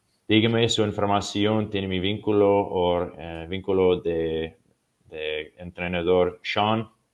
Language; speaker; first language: Spanish; non-native, learner; English